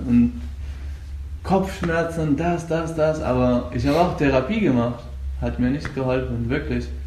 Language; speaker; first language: German; non-native, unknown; Persian